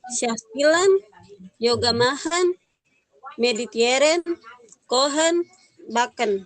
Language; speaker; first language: German; non-native, learner; Indonesian